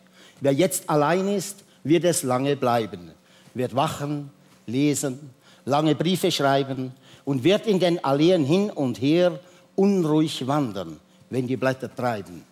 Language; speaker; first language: German; native; German